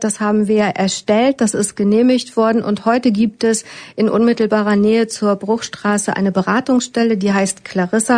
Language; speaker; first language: German; native; German